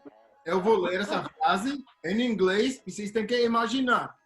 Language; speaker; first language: Portuguese; non-native, fluent; English